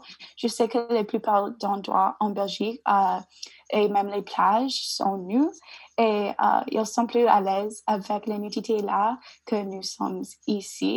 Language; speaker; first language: French; non-native, learner; English